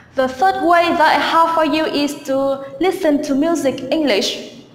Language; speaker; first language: English; non-native, learner; Vietnamese